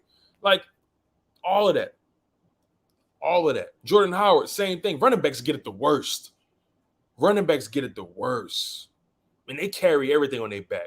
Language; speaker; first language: English; native; English